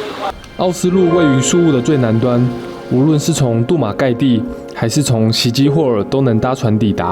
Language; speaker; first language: Chinese; native; Chinese